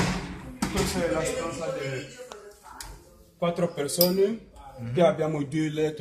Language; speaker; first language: Italian; non-native, fluent; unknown